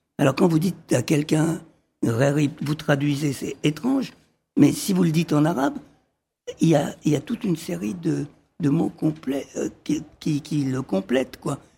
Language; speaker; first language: French; early bilingual, other home language; Arabic